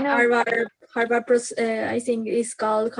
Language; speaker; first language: English; non-native, learner; Spanish